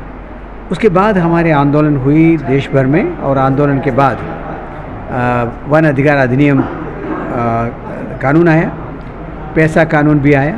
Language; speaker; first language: Hindi; native; Hindi